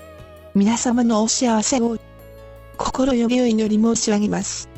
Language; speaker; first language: Japanese; native; Japanese